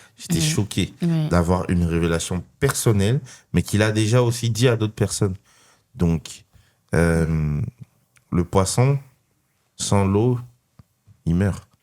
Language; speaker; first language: French; non-native, local second language; Lingala